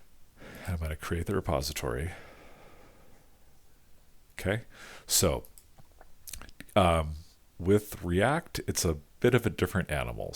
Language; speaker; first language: English; native; English